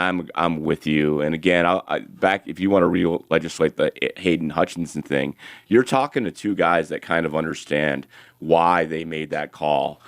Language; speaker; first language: English; native; English